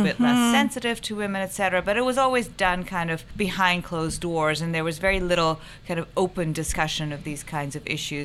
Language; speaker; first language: English; non-native, local second language; Urdu